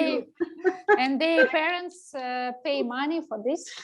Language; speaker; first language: English; non-native, learner; Russian